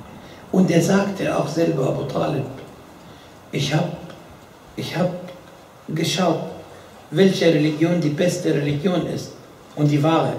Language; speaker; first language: German; non-native, fluent; Arabic